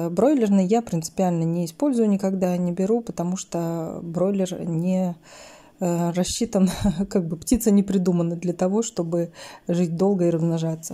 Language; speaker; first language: Russian; native; Russian